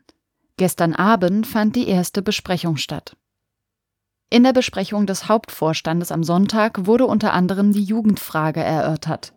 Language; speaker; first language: German; native; German